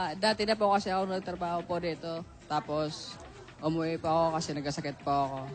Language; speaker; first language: Filipino; non-native, local second language; Waray